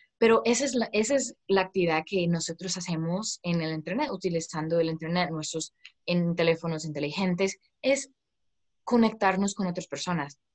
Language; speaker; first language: Spanish; non-native, fluent; English